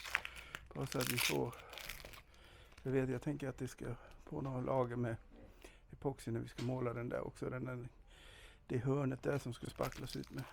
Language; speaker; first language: Swedish; native; Swedish